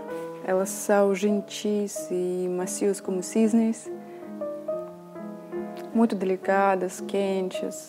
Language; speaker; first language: Portuguese; non-native, fluent; Russian